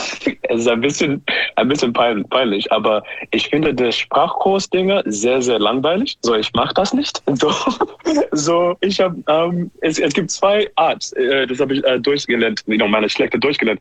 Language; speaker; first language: German; non-native, learner; English